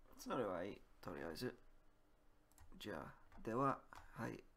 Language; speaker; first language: Japanese; non-native, learner; English